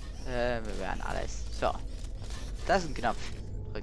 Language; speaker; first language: German; native; German